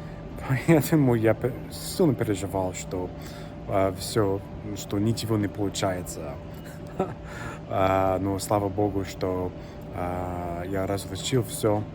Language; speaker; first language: Russian; non-native, learner; English